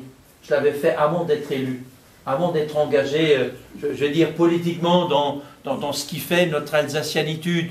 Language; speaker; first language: French; native; French